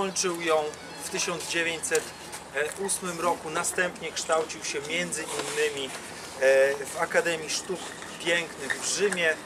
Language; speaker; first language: Polish; native; Polish